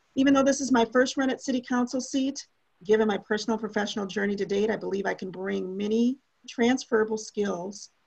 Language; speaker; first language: English; native; English